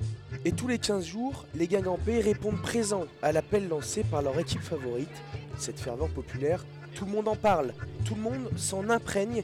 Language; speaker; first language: French; native; French